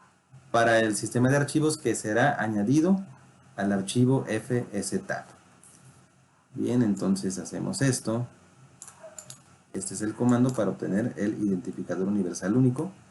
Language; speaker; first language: Spanish; native; Spanish